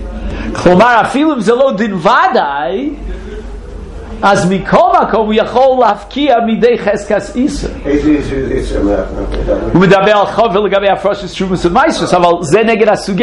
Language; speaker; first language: Hebrew; non-native, fluent; English